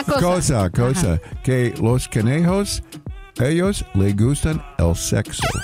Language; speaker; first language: Spanish; non-native, learner; English